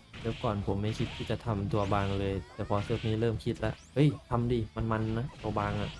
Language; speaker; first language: Thai; native; Thai